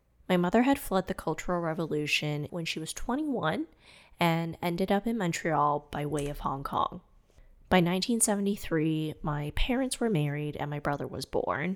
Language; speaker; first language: English; non-native, fluent; Cantonese